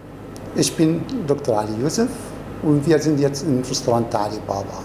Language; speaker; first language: German; non-native, fluent; Arabic